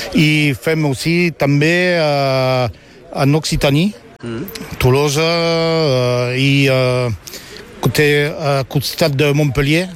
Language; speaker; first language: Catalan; non-native, local second language; French